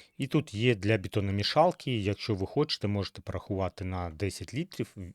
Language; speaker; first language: Ukrainian; native; Ukrainian